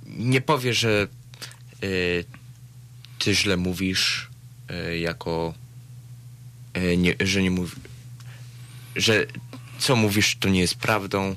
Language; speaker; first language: Polish; early bilingual, heritage; Polish